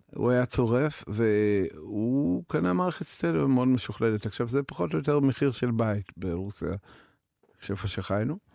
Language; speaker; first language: Hebrew; non-native, fluent; Russian